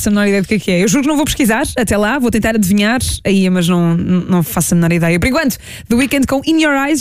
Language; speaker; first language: Portuguese; native; Portuguese